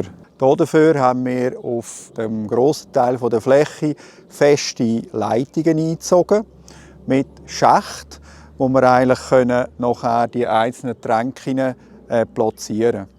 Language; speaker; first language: German; native; German